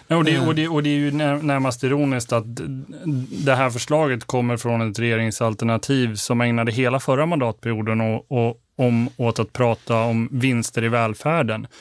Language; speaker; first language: Swedish; native; Swedish